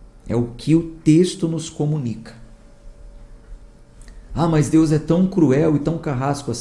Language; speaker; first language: Portuguese; native; Portuguese